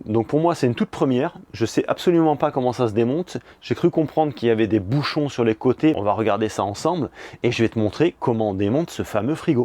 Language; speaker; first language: French; native; French